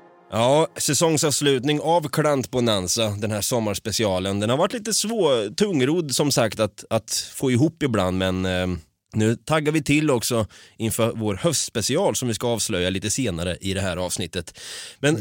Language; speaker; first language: Swedish; native; Swedish